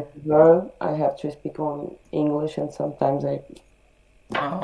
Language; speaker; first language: English; non-native, learner; Portuguese